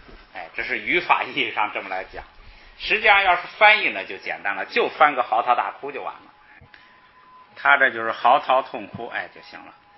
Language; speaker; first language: Chinese; native; Chinese